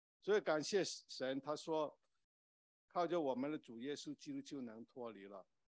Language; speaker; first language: Chinese; non-native, local second language; Cantonese